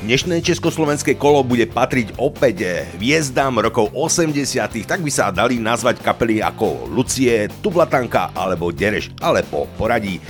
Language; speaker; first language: Slovak; native; Slovak